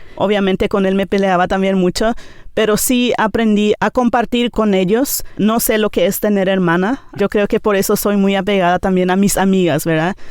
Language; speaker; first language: Spanish; non-native, local second language; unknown